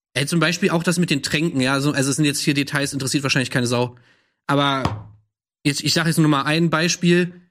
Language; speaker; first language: German; native; German